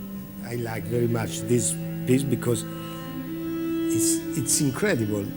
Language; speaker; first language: English; non-native, learner; Italian